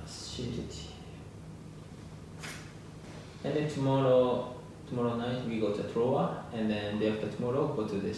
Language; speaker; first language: English; non-native, learner; Japanese